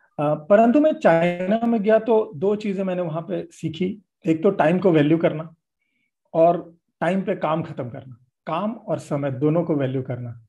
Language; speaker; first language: Hindi; native; Hindi